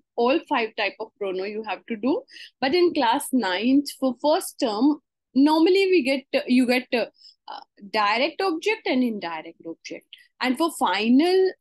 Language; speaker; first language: English; non-native, local second language; Hindi